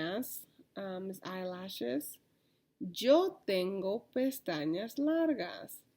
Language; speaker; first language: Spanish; early bilingual, heritage; Spanish